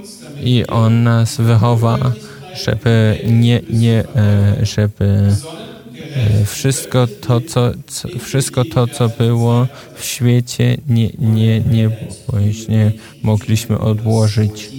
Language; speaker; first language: Polish; non-native, fluent; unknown